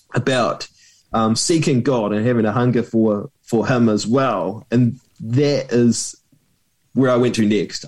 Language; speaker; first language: English; native; English